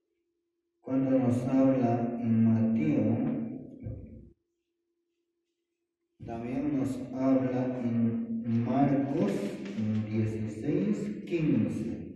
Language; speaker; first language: Spanish; non-native, fluent; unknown